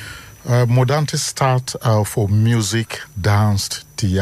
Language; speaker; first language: Dutch; non-native, fluent; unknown